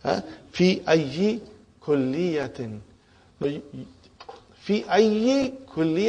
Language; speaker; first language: Arabic; non-native, fluent; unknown